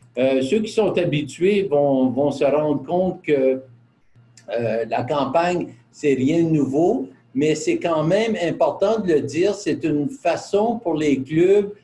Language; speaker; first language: French; native; French